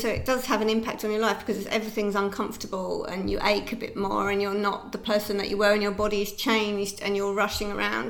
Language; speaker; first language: English; native; English